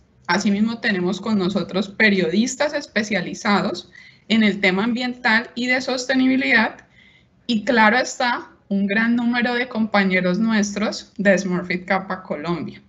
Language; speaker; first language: Spanish; native; Spanish